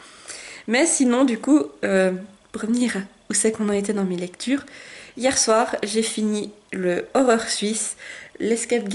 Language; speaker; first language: French; native; French